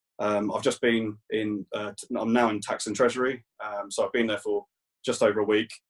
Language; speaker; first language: English; native; English